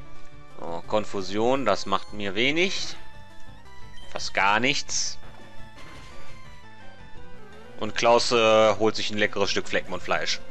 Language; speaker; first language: German; native; German